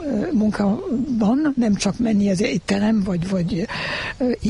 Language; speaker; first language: Hungarian; non-native, learner; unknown